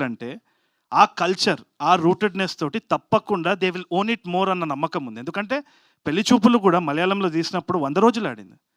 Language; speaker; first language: Telugu; native; Telugu